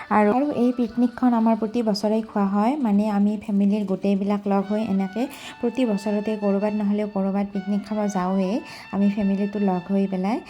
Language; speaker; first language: Assamese; native; Assamese